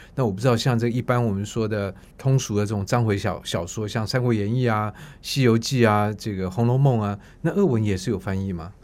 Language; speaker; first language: Chinese; native; Chinese